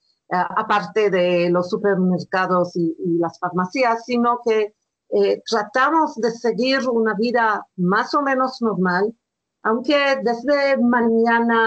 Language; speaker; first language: Spanish; non-native, fluent; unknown